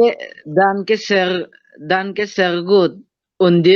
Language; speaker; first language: German; non-native, learner; Indonesian